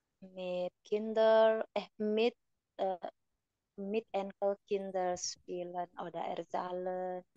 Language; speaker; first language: German; non-native, learner; Indonesian